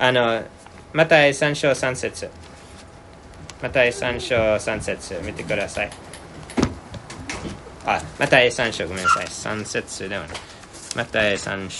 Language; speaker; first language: Japanese; non-native, fluent; English